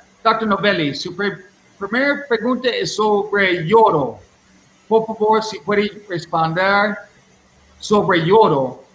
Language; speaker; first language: Spanish; non-native, learner; English